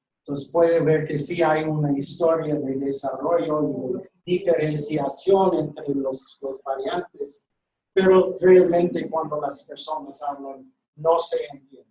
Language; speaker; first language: Spanish; non-native, fluent; English